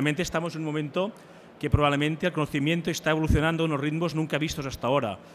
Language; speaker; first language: Spanish; non-native, local second language; Catalan